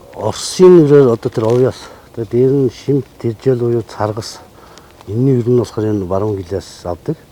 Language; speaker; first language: Mongolian; native; Mongolian